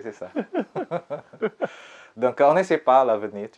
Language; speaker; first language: French; non-native, fluent; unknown